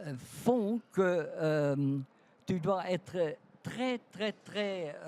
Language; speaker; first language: French; non-native, fluent; Dutch